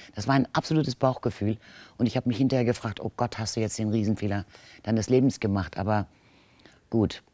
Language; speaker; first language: German; native; German